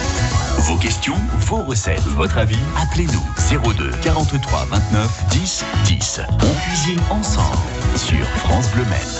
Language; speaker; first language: French; native; French